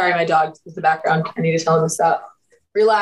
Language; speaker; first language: English; native; English